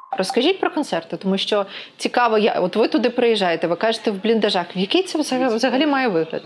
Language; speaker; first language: Ukrainian; native; Ukrainian